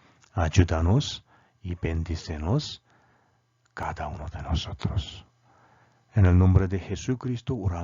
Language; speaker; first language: Spanish; non-native, learner; Korean